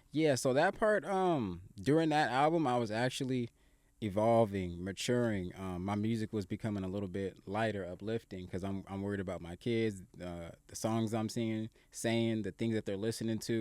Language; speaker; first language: English; native; English